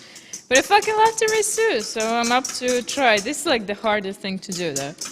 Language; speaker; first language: English; non-native, fluent; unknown